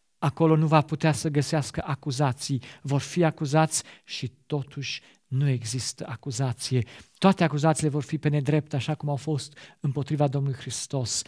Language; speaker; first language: Romanian; non-native, fluent; German